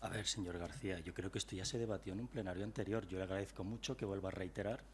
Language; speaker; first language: Spanish; non-native, local second language; Catalan